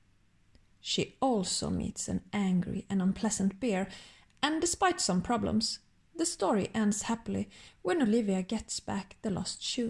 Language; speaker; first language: English; non-native, fluent; Swedish